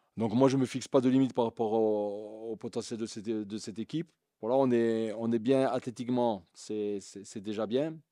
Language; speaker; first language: French; native; French